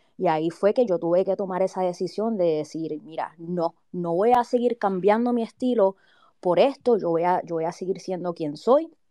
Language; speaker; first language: Spanish; native; Spanish